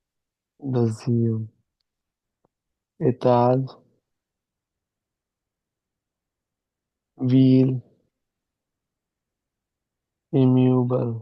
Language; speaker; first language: French; non-native, learner; Punjabi